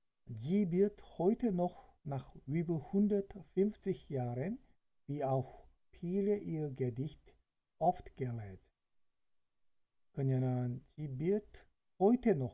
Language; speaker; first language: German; non-native, fluent; Korean